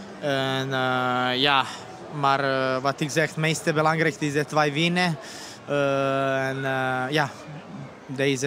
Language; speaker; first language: Dutch; non-native, learner; Serbian